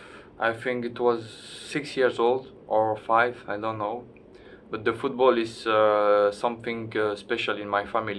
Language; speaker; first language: English; non-native, learner; French